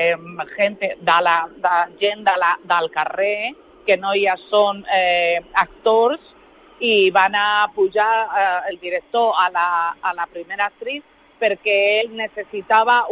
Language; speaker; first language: Catalan; non-native, local second language; Spanish